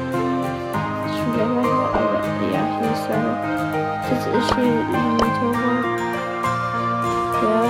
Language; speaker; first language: German; native; German